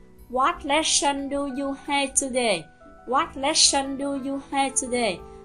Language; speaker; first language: English; non-native, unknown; Vietnamese